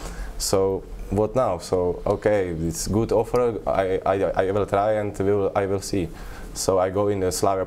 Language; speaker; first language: English; non-native, learner; Czech